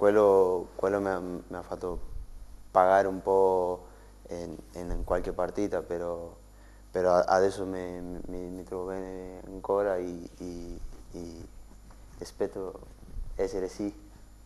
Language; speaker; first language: Italian; non-native, learner; Spanish